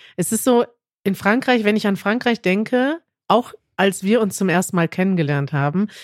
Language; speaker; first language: German; native; German